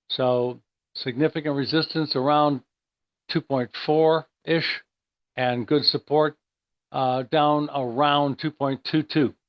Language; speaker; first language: English; native; English